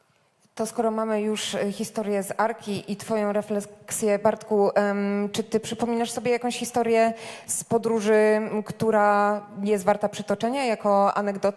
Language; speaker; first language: Polish; native; Polish